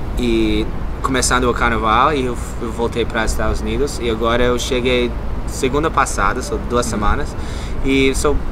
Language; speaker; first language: Portuguese; non-native, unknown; English